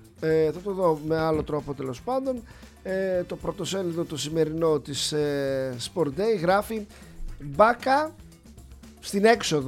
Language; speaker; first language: Greek; native; Greek